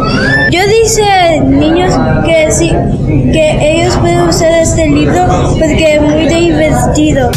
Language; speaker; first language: Spanish; non-native, learner; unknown